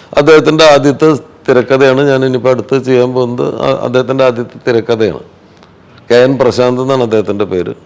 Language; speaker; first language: Malayalam; native; Malayalam